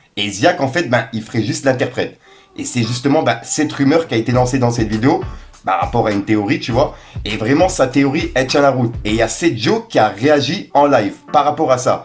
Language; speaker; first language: French; native; French